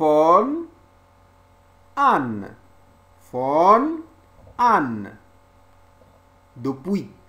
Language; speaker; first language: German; non-native, learner; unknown